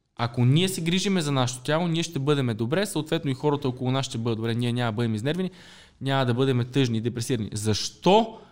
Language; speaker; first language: Bulgarian; native; Bulgarian